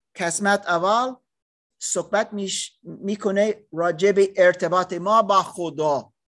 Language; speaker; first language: Persian; non-native, learner; English